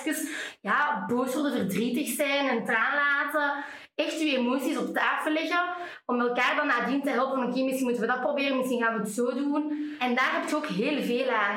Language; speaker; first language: Dutch; native; Dutch